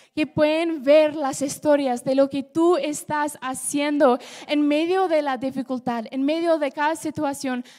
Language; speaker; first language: Spanish; non-native, fluent; English